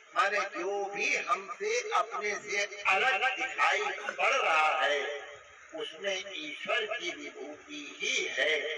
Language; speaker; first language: Hindi; native; Hindi